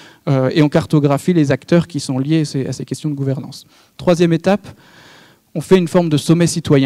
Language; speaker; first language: French; native; French